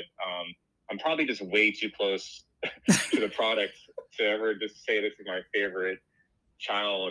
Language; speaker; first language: English; native; English